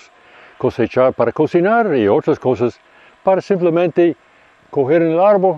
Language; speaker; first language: Spanish; non-native, fluent; English